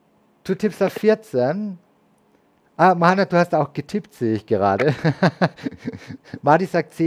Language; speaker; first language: German; native; German